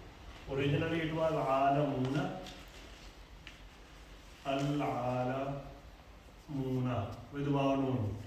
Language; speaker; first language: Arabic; non-native, fluent; Urdu